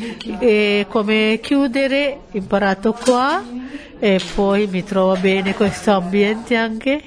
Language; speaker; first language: Italian; non-native, learner; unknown